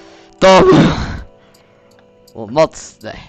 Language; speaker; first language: Polish; early bilingual, heritage; Polish